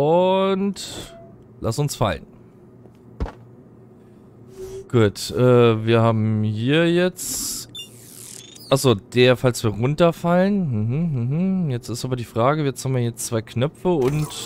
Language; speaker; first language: German; native; German